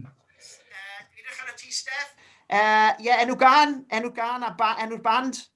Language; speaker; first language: Welsh; native; Welsh